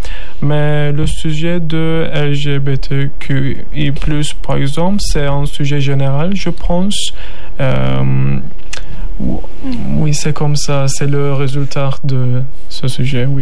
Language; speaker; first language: French; non-native, learner; Turkish